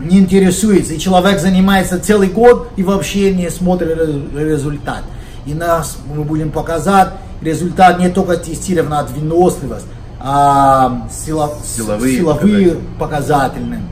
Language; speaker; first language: Russian; non-native, learner; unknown